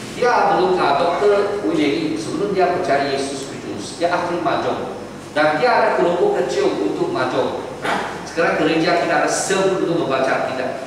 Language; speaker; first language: Malay; non-native, local second language; Chinese